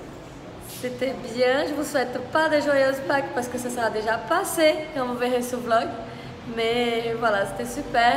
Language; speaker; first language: French; non-native, fluent; Portuguese